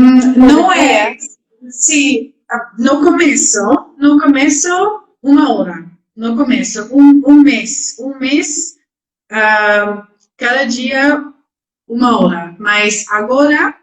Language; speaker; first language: Portuguese; non-native, learner; Dutch